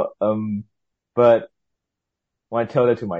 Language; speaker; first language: English; non-native, fluent; Burmese